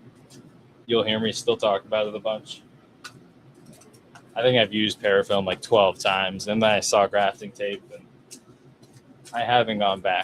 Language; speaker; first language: English; native; English